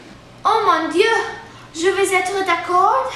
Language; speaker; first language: French; non-native, learner; English